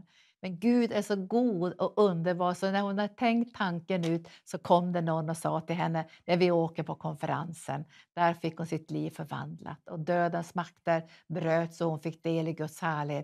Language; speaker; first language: Swedish; native; Swedish